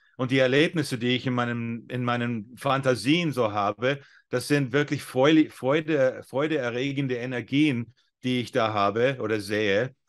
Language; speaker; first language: German; non-native, fluent; English